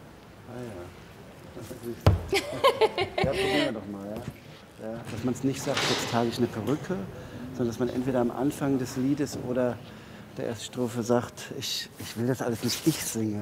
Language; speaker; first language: German; native; German